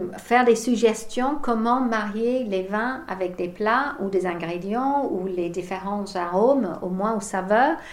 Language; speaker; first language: French; non-native, fluent; English